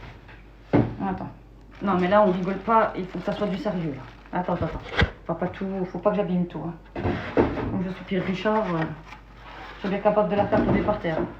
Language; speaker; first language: French; native; French